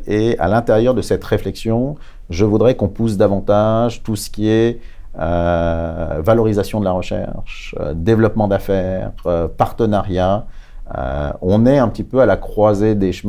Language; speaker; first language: French; native; French